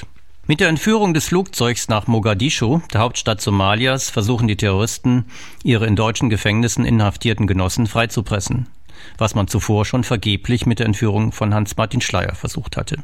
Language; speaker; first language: German; native; German